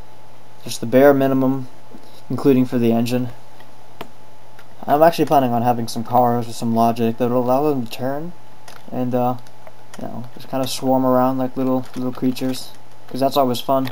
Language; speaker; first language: English; native; English